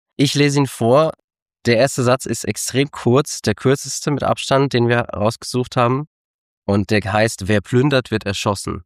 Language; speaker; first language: German; native; German